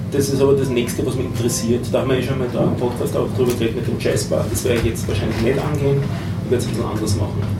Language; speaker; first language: German; native; German